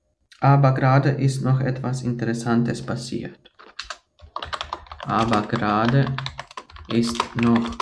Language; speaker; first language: German; non-native, fluent; Croatian